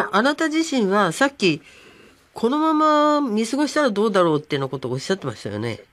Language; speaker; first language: Japanese; native; Japanese